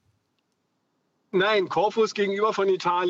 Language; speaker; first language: German; non-native, fluent; Greek